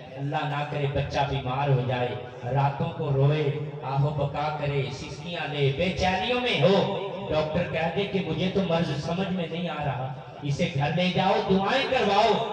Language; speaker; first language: Urdu; non-native, local second language; Punjabi